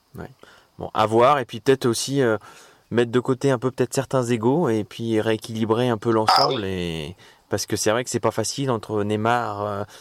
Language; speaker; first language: French; native; French